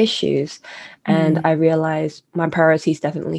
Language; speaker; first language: English; native; English